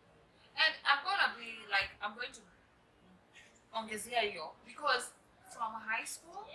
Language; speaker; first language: English; non-native, local second language; Swahili